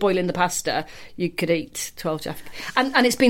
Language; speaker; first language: English; native; English